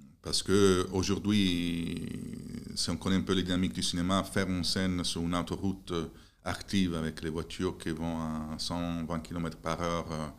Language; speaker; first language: French; non-native, fluent; Italian